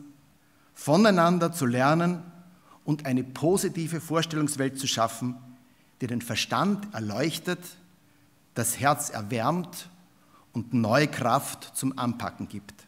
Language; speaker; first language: German; native; German